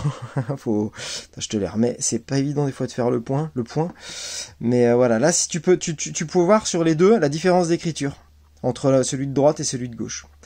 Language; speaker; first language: French; native; French